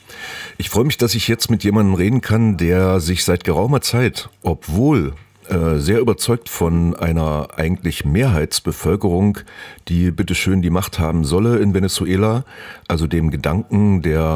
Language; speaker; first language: German; native; German